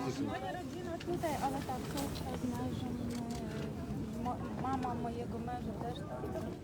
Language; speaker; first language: Polish; non-native, learner; Ukrainian